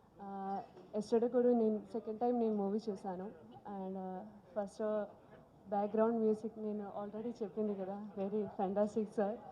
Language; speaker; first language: Telugu; non-native, learner; Malayalam